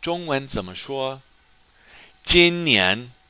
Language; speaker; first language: Chinese; non-native, fluent; English